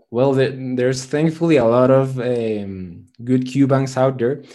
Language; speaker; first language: English; non-native, fluent; Spanish